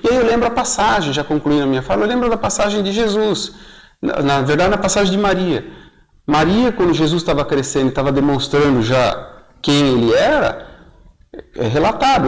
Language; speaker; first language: Portuguese; native; Portuguese